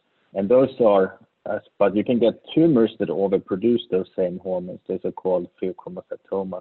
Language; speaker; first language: English; non-native, fluent; Swedish